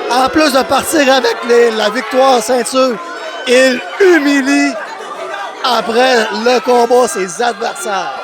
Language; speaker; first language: French; native; French